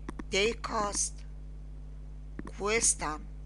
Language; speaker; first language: English; non-native, fluent; Persian